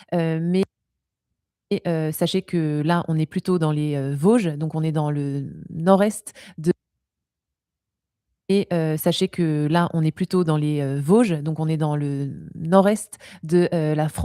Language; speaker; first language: French; native; French